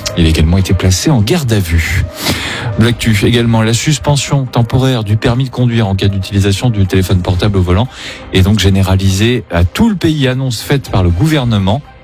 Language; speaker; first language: French; native; French